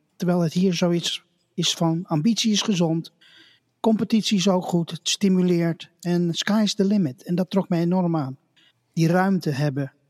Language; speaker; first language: Dutch; native; Dutch